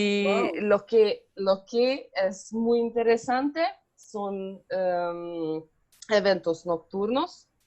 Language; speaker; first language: Spanish; non-native, learner; Hungarian